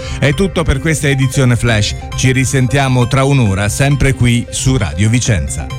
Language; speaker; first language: Italian; native; Italian